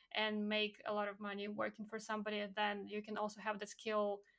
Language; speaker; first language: English; non-native, fluent; Belarusian